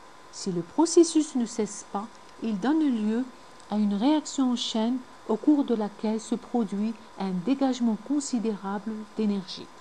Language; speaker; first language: French; non-native, local second language; Arabic